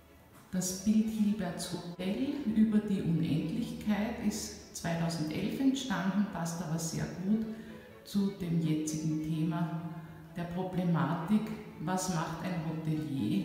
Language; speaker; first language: German; native; German